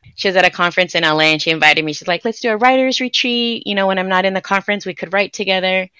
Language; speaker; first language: English; native; English